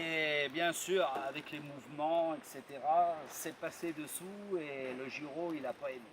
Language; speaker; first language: French; native; French